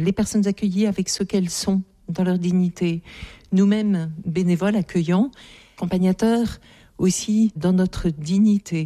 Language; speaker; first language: French; native; French